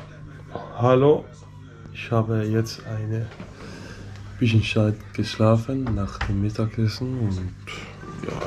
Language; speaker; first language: German; non-native, learner; Danish